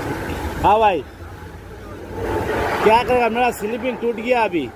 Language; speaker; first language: Hindi; non-native, learner; Bangla